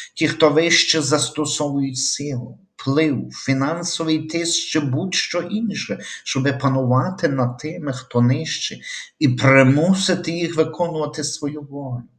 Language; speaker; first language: Ukrainian; native; Ukrainian